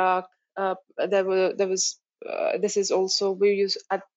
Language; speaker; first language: English; non-native, local second language; Kashmiri